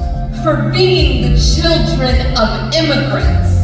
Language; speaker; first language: English; early bilingual, other home language; Punjabi